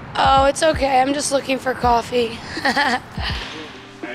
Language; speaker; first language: English; native; English